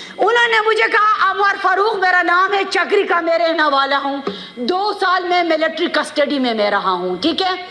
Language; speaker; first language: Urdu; non-native, local second language; Khowar